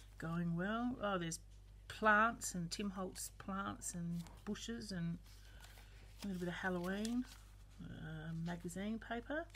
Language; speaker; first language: English; native; English